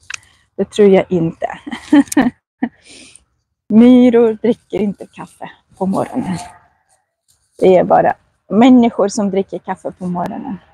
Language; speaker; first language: Swedish; non-native, fluent; Russian